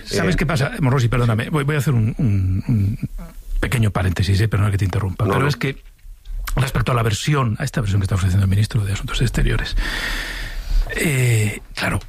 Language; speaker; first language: Spanish; native; Spanish